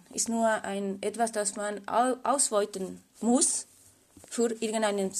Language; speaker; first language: German; non-native, fluent; Spanish